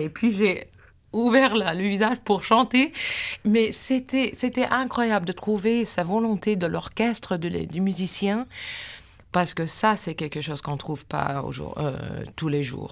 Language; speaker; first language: French; non-native, fluent; English